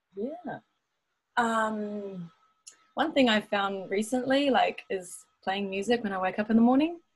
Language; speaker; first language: English; native; English